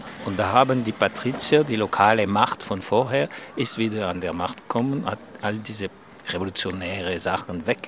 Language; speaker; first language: German; non-native, local second language; French